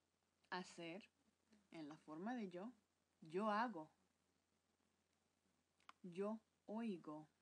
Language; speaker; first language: Spanish; non-native, fluent; English